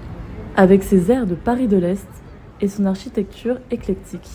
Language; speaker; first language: French; native; French